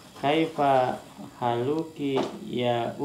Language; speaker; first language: Arabic; non-native, learner; Indonesian